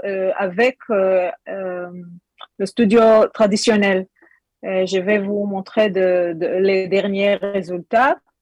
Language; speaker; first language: French; non-native, learner; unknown